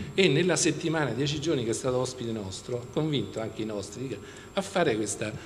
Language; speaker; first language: Italian; native; Italian